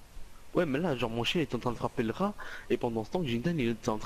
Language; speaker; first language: French; native; French